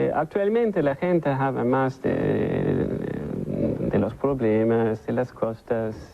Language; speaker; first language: Spanish; non-native, learner; German